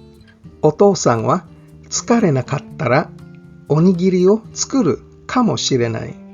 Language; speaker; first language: Japanese; non-native, fluent; English